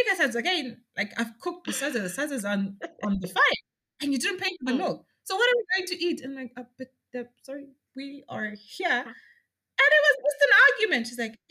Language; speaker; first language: English; non-native, local second language; Shona